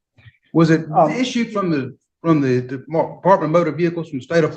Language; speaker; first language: English; native; English